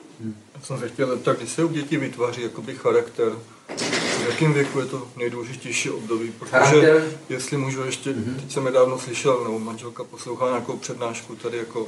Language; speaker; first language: Czech; native; Czech